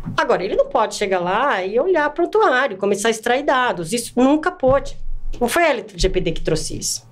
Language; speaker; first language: Portuguese; native; Portuguese